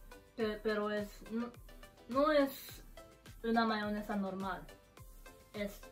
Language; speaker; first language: Spanish; non-native, learner; Japanese